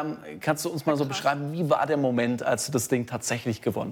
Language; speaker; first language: German; native; German